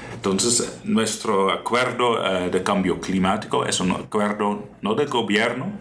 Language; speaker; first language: Spanish; non-native, fluent; Dutch